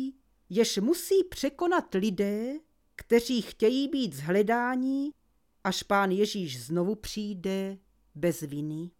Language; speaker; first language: Czech; native; Czech